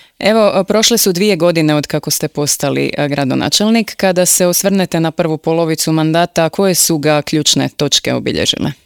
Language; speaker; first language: Croatian; native; Croatian